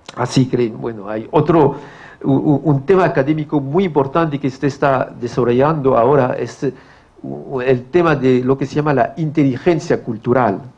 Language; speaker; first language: Spanish; non-native, fluent; French